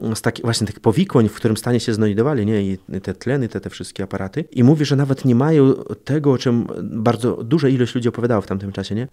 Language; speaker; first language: Polish; early bilingual, other home language; Belarusian